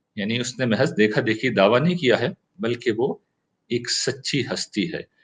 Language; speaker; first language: Urdu; native; Urdu